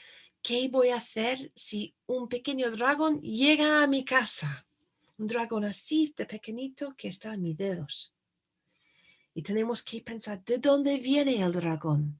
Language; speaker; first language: Spanish; non-native, fluent; English